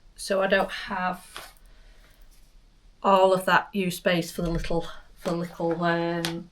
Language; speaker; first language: English; native; English